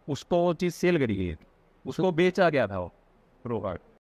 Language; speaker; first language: Hindi; native; Hindi